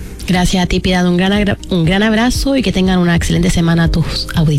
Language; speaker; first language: Spanish; native; Spanish